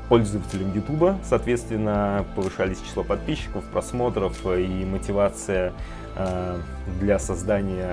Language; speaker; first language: Russian; native; Russian